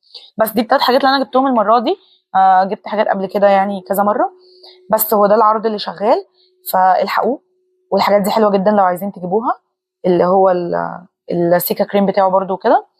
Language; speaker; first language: Arabic; native; Arabic